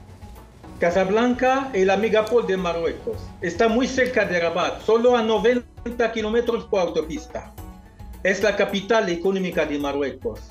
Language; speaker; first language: Spanish; non-native, fluent; Arabic